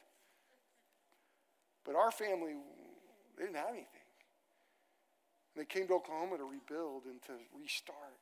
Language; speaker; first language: English; native; English